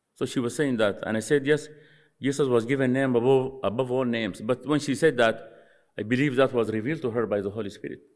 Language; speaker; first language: English; non-native, fluent; Arabic